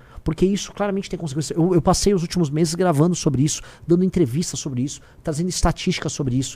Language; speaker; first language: Portuguese; native; Portuguese